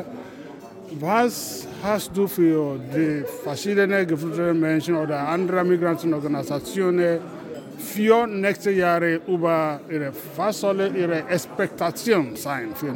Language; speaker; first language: German; non-native, fluent; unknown